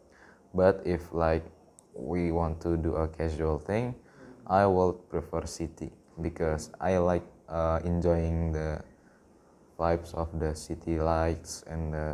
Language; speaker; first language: English; non-native, fluent; Indonesian